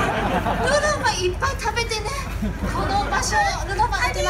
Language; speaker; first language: Japanese; non-native, fluent; Chinese